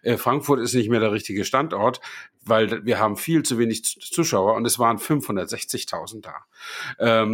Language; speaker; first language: German; native; German